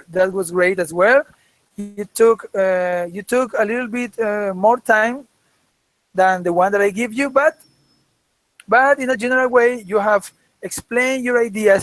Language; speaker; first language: English; non-native, fluent; Spanish